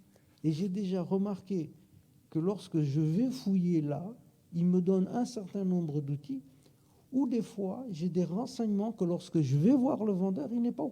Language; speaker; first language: French; native; French